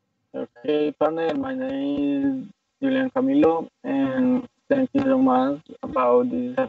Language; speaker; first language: English; non-native, learner; Spanish